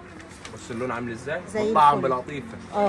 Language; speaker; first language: Arabic; native; Arabic